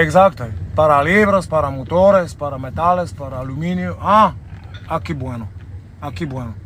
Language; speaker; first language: Spanish; non-native, learner; Bulgarian